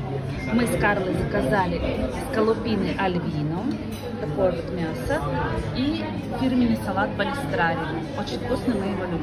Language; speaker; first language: Russian; native; Russian